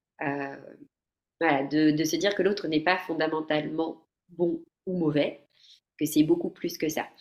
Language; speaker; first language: French; non-native, fluent; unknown